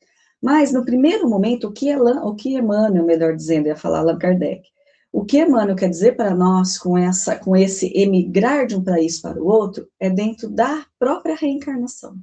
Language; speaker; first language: Portuguese; native; Portuguese